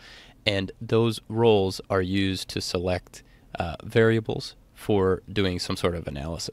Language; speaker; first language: English; native; English